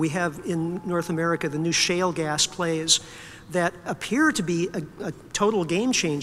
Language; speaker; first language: English; native; English